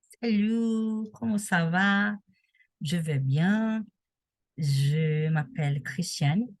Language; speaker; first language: French; non-native, learner; Portuguese